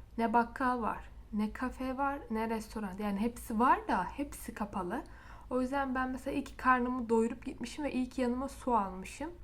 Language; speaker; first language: Turkish; native; Turkish